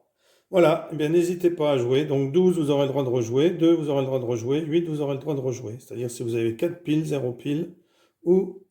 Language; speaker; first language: French; native; French